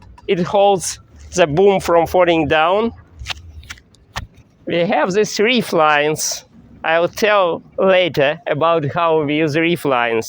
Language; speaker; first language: English; non-native, fluent; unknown